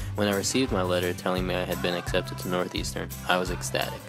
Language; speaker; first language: English; native; English